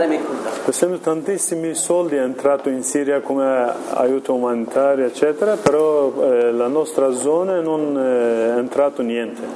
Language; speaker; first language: Italian; non-native, learner; Kurdish